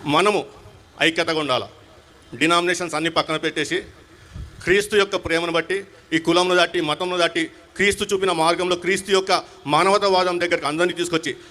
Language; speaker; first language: Telugu; non-native, local second language; Hindi